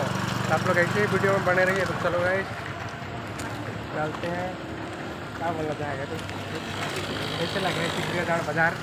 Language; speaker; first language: Hindi; non-native, local second language; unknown